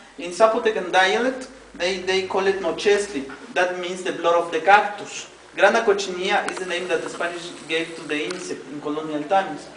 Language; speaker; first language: English; non-native, fluent; Spanish